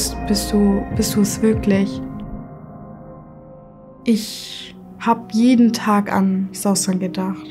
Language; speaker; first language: German; early bilingual, other home language; Kurdish